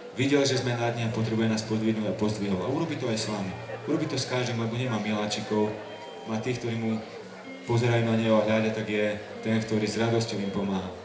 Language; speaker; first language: Slovak; non-native, fluent; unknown